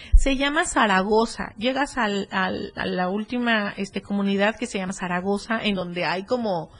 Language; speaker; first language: Spanish; native; Spanish